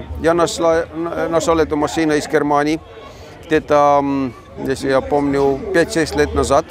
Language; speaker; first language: Russian; non-native, fluent; Estonian